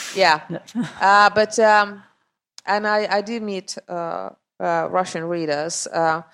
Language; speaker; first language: English; non-native, fluent; Finnish